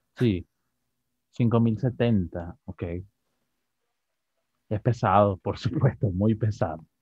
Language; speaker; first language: Spanish; native; Spanish